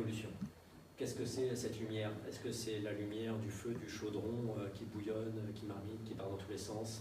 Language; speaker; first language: French; native; French